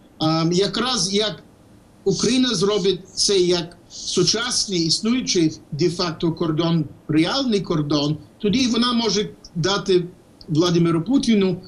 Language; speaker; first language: Ukrainian; early bilingual, heritage; Ukrainian